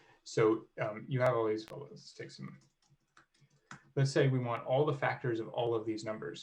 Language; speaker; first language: English; native; English